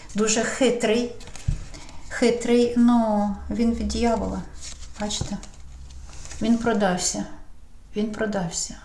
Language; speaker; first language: Ukrainian; non-native, local second language; Russian